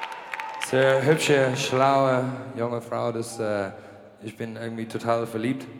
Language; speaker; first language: German; non-native, learner; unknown